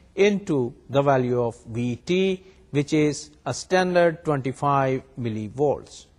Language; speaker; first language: English; non-native, local second language; Urdu